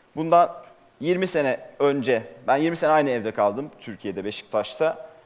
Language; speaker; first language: Turkish; native; Turkish